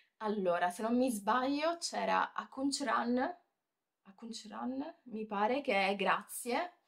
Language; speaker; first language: Italian; native; Italian